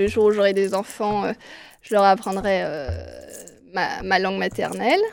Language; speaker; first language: French; early bilingual, other home language; Portuguese